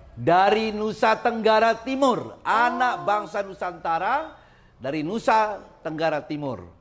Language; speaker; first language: Indonesian; non-native, local second language; Sundanese